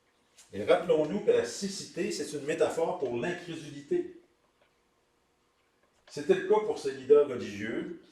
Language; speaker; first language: French; native; French